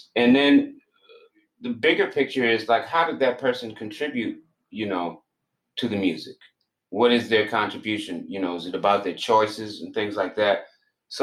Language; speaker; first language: English; native; English